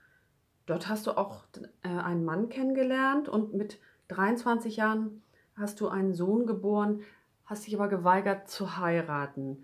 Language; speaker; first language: German; native; German